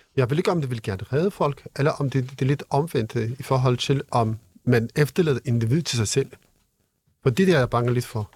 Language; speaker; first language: Danish; non-native, fluent; Kurdish